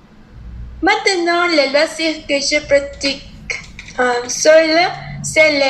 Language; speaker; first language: French; non-native, learner; Spanish